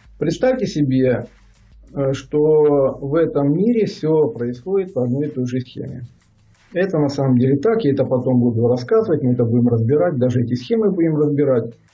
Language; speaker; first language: Russian; native; Russian